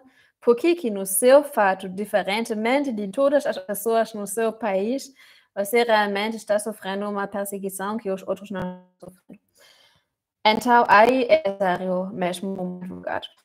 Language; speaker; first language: Portuguese; non-native, fluent; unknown